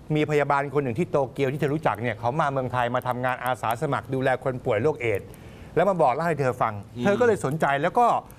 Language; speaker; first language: Thai; native; Thai